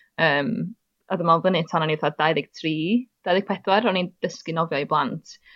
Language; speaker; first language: Welsh; native; Welsh